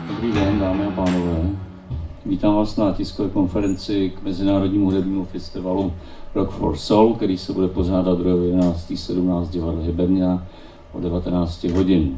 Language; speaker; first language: Czech; native; Czech